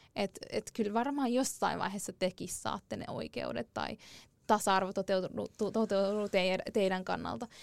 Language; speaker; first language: Finnish; early bilingual, other home language; Arabic